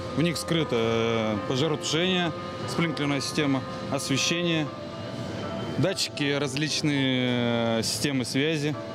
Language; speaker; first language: Russian; native; Russian